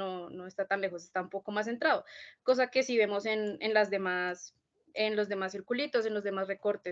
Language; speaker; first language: Spanish; native; Spanish